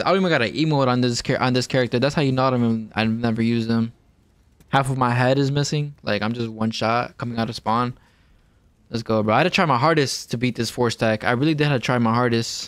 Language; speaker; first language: English; early bilingual, other home language; Spanish